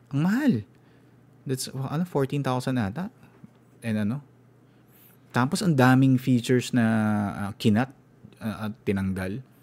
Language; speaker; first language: Filipino; non-native, local second language; Cebuano